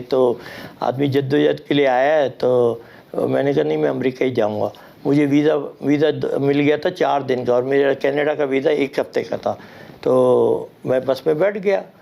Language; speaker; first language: Urdu; native; Urdu